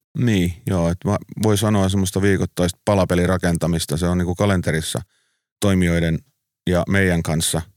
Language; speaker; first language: Finnish; native; Finnish